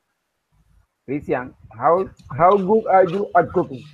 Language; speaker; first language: English; non-native, learner; Spanish